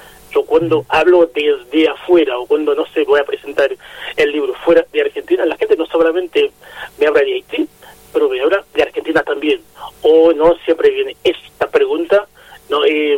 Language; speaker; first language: Spanish; non-native, fluent; Haitian Creole